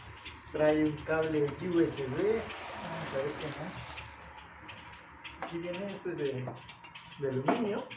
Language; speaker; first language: Spanish; native; Spanish